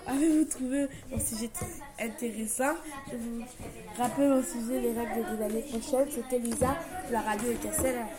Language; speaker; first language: French; native; French